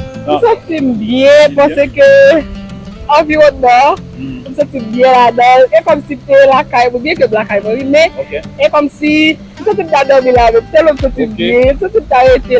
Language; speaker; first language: French; non-native, learner; Haitian Creole